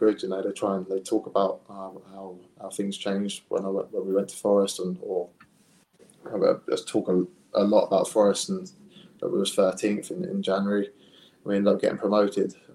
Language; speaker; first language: English; native; English